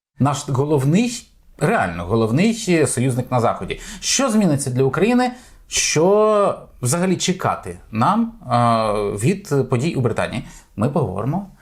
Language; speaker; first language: Ukrainian; native; Ukrainian